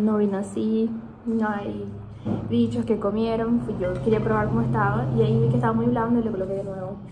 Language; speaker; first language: Spanish; non-native, fluent; Portuguese